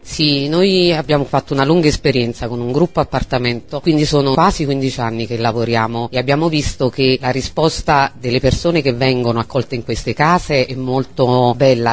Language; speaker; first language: Italian; native; Italian